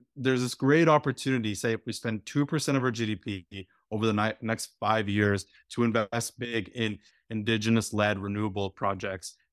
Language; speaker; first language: English; native; English